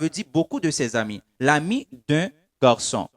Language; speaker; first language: French; non-native, local second language; Haitian Creole